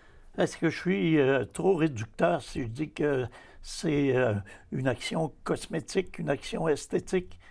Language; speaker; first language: French; native; French